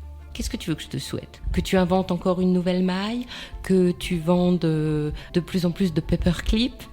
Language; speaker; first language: French; native; French